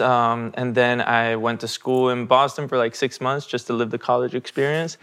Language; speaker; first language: English; early bilingual, other home language; Spanish